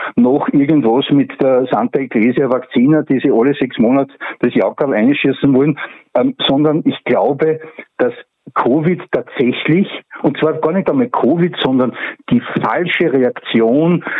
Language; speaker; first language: German; native; German